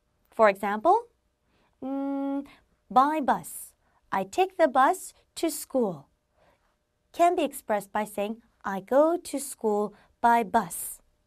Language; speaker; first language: English; non-native, fluent; Korean